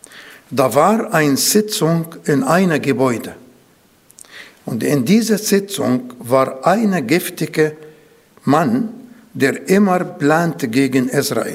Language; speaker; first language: German; non-native, fluent; Arabic